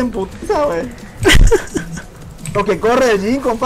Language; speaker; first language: Spanish; native; Spanish